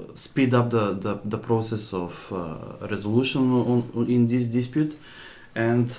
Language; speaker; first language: English; non-native, fluent; Macedonian